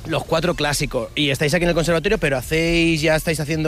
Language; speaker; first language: Spanish; native; Spanish